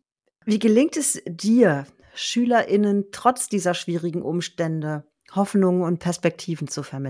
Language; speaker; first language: German; native; German